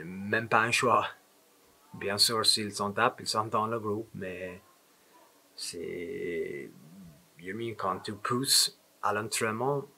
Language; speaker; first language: French; non-native, fluent; English